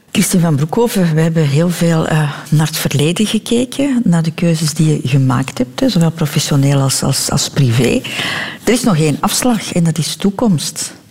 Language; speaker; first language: Dutch; native; Dutch